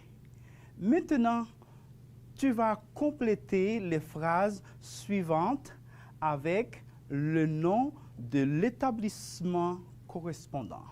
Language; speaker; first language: French; non-native, fluent; Spanish